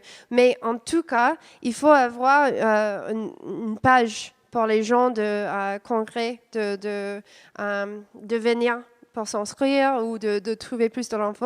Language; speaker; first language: French; non-native, fluent; English